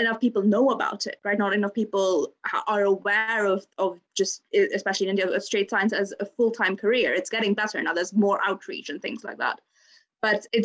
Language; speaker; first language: English; non-native, local second language; Bangla